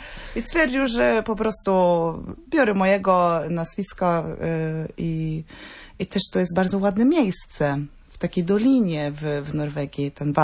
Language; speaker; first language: Polish; non-native, fluent; Norwegian